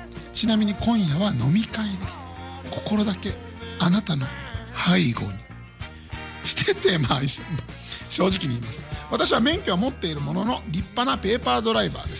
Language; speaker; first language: Japanese; native; Japanese